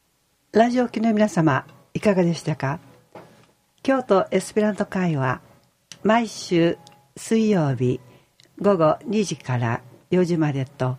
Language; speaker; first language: Japanese; native; Japanese